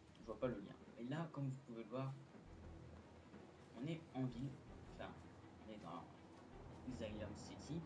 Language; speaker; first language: French; native; French